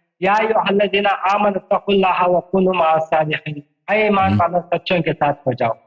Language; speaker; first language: Urdu; non-native, local second language; Tamil